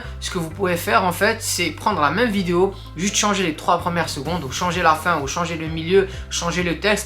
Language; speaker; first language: French; native; French